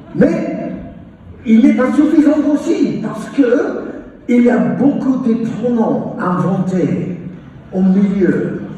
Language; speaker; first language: French; non-native, learner; English